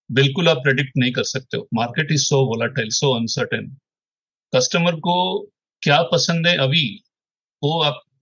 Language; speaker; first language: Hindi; non-native, local second language; Odia